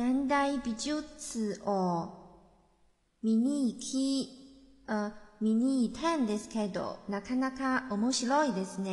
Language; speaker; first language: Japanese; non-native, learner; Chinese